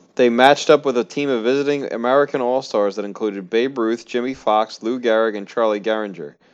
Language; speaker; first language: English; native; English